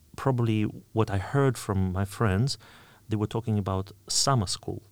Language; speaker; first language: English; non-native, fluent; Russian